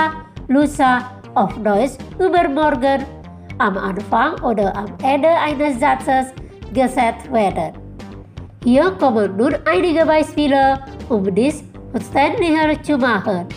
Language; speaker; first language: German; non-native, fluent; Indonesian